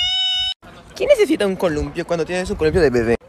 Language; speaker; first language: Spanish; native; Spanish